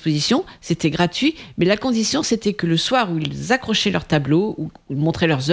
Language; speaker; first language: French; native; French